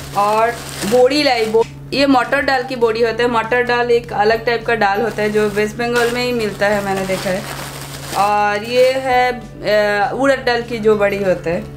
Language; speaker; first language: Hindi; non-native, local second language; Bangla